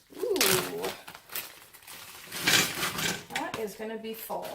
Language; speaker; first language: English; native; English